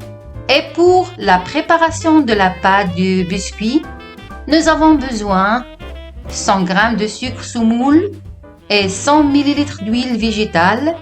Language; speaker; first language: French; non-native, fluent; Italian